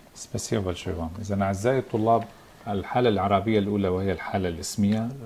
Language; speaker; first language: Russian; non-native, fluent; Arabic